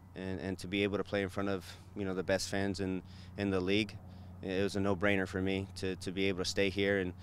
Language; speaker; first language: English; early bilingual, other home language; Spanish